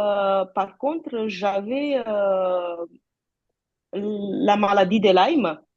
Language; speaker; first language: French; non-native, fluent; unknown